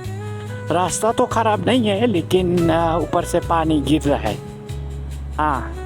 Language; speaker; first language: Hindi; non-native, fluent; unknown